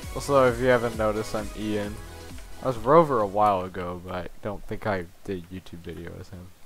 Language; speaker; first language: English; native; English